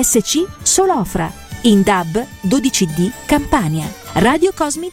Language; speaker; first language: Italian; native; Italian